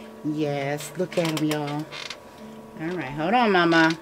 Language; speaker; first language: English; native; English